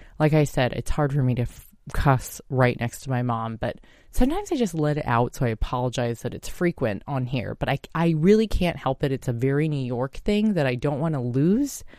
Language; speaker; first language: English; native; English